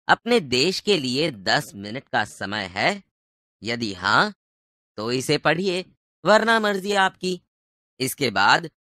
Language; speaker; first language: Hindi; non-native, local second language; Gujarati